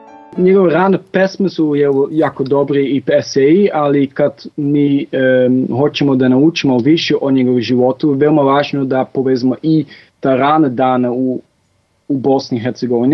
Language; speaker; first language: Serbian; non-native, fluent; Dutch